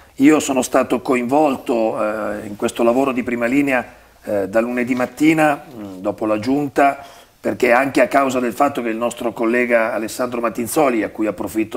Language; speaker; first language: Italian; native; Italian